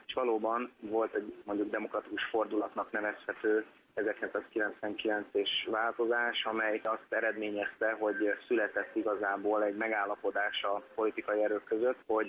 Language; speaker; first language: Hungarian; native; Hungarian